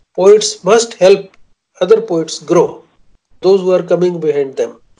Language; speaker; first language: English; non-native, local second language; Punjabi